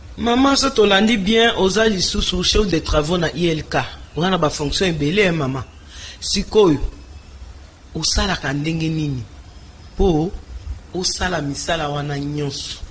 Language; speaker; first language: Lingala; native; Lingala